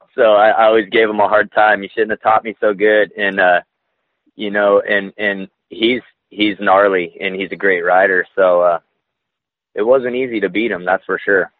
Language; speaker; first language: English; native; English